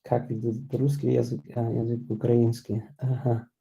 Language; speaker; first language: Russian; non-native, fluent; English